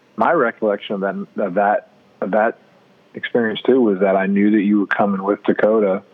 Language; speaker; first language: English; native; English